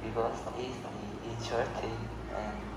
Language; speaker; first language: English; non-native, learner; Vietnamese